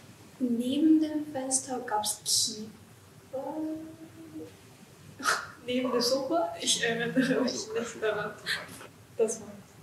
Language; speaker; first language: German; non-native, learner; Japanese